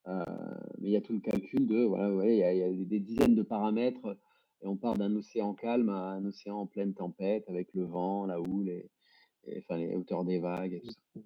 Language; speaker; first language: French; native; French